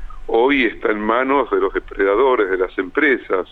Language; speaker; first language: Spanish; native; Spanish